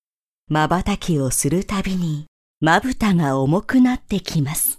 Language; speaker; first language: Japanese; native; Japanese